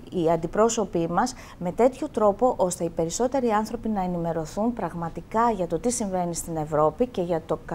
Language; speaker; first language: Greek; native; Greek